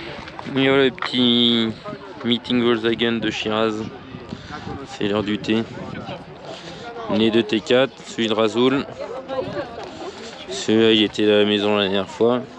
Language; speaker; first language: French; native; French